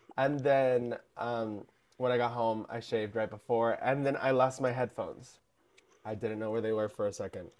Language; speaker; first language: English; native; English